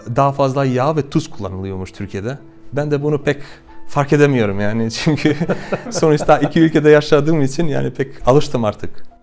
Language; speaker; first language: Turkish; non-native, fluent; Albanian